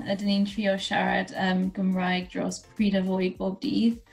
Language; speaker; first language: Welsh; non-native, fluent; English